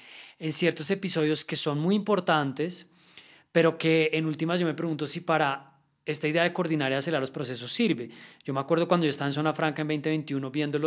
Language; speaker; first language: Spanish; native; Spanish